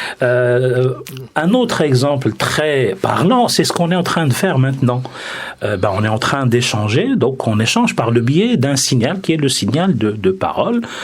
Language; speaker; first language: French; non-native, local second language; Arabic